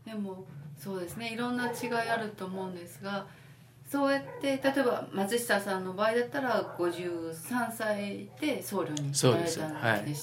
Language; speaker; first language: Japanese; native; Japanese